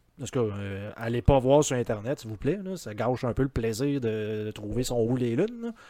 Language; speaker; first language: French; native; French